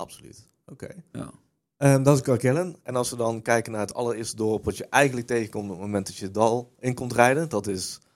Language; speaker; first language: Dutch; native; Dutch